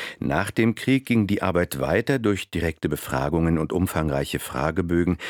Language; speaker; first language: German; native; German